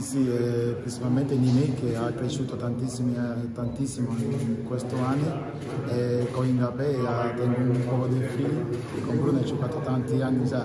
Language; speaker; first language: Italian; non-native, learner; Spanish